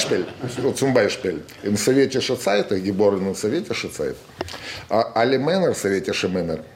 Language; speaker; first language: German; non-native, learner; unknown